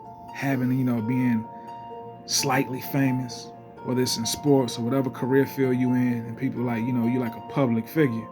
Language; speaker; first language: English; native; English